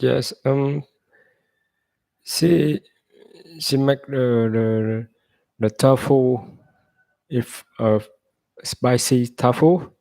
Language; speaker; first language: English; non-native, learner; Vietnamese